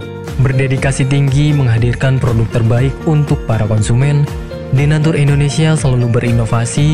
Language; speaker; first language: Indonesian; native; Indonesian